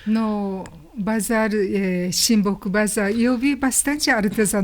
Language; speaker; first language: Portuguese; non-native, learner; Japanese